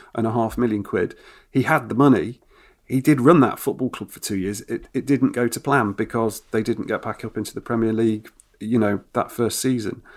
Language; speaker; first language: English; native; English